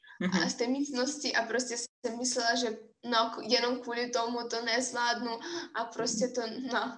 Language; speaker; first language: Czech; non-native, fluent; Russian